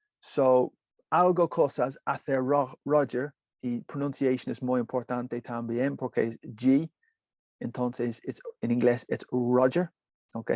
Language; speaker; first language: Spanish; non-native, learner; English